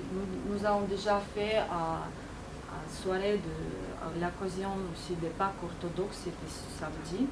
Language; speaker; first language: French; non-native, fluent; Ukrainian